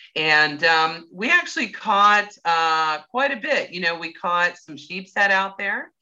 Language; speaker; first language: English; native; English